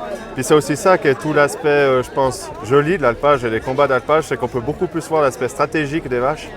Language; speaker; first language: French; native; French